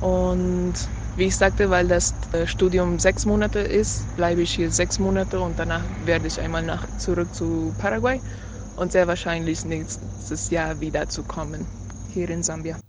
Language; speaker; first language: German; non-native, learner; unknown